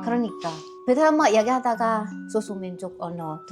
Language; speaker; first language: Korean; non-native, learner; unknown